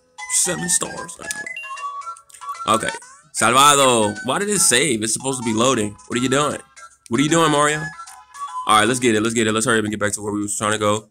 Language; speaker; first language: English; native; English